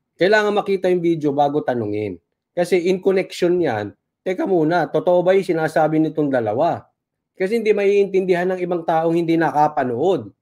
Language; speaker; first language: Filipino; native; Filipino